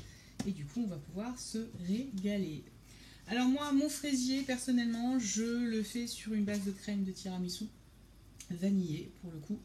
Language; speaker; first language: French; native; French